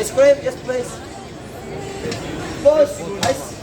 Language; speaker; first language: English; non-native, learner; Turkish